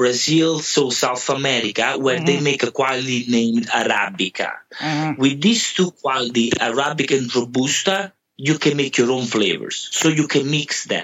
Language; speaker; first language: English; non-native, fluent; Italian